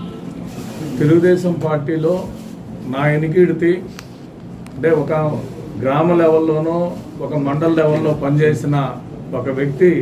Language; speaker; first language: Telugu; native; Telugu